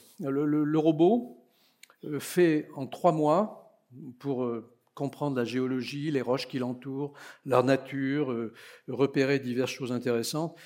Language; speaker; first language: French; native; French